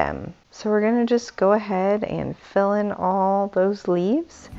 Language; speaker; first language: English; native; English